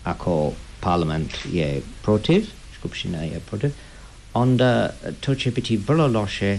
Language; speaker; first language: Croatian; non-native, fluent; English